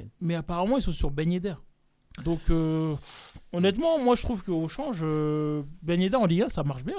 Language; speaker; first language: French; native; French